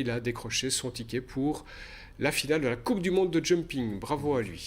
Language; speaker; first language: French; native; French